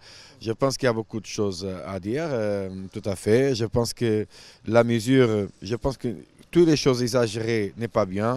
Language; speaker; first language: French; non-native, fluent; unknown